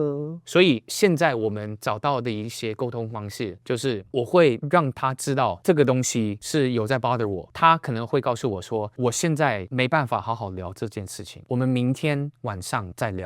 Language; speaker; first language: Chinese; native; Chinese